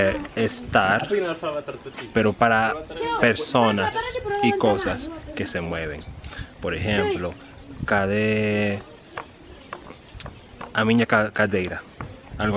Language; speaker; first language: Spanish; early bilingual, heritage; Spanish